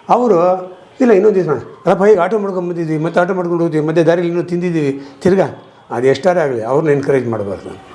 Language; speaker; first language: Kannada; non-native, local second language; Konkani